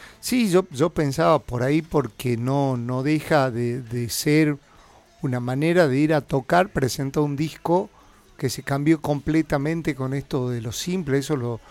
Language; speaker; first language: Spanish; native; Spanish